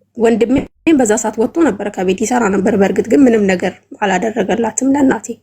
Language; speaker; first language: Amharic; non-native, local second language; Oromo